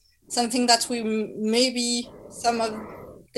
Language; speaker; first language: English; non-native, fluent; French